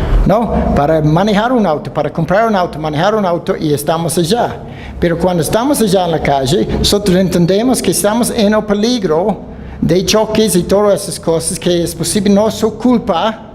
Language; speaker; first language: Spanish; non-native, fluent; Dutch